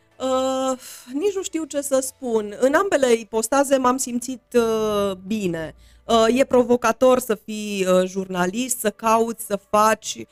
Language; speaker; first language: Romanian; native; Romanian